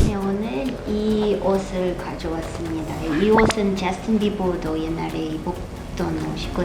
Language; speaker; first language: Korean; non-native, fluent; Russian